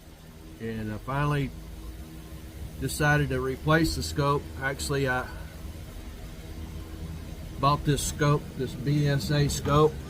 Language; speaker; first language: English; native; English